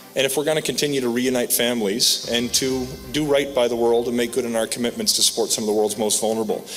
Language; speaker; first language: English; native; English